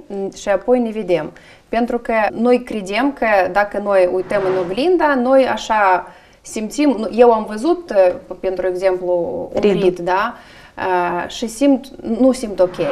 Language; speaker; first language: Romanian; non-native, learner; Russian